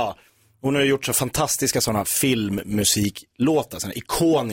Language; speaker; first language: Swedish; native; Swedish